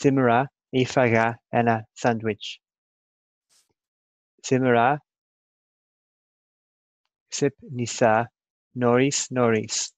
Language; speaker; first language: Greek; non-native, learner; English